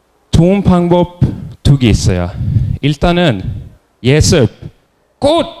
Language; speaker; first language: Korean; non-native, fluent; Norwegian